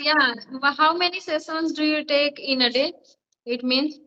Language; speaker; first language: English; non-native, learner; Hindi